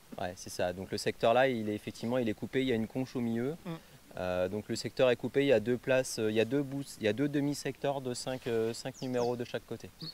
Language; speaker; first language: French; native; French